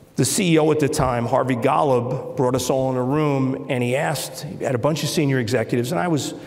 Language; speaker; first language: English; native; English